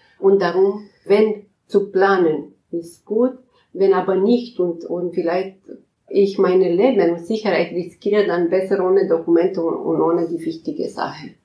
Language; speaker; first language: German; non-native, fluent; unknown